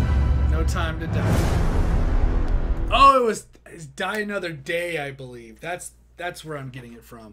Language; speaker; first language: English; native; English